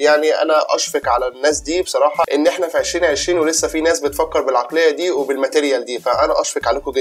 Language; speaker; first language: Arabic; native; Arabic